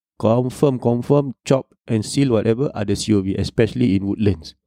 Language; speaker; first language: English; non-native, local second language; Malay